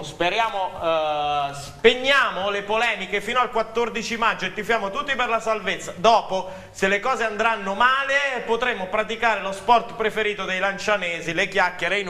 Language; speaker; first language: Italian; native; Italian